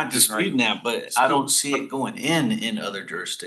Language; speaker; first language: English; native; English